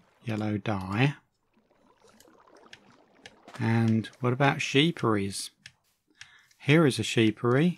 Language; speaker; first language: English; native; English